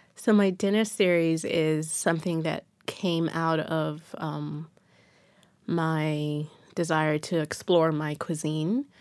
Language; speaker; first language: English; non-native, local second language; Yoruba